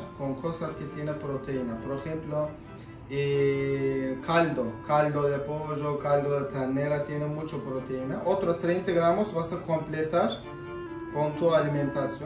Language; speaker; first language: Spanish; non-native, fluent; Turkish